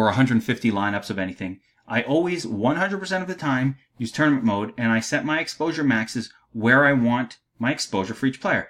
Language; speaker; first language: English; native; English